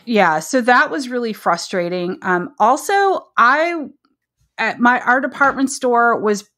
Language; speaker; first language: English; native; English